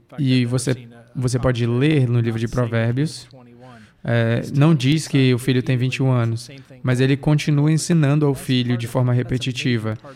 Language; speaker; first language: Portuguese; non-native, fluent; English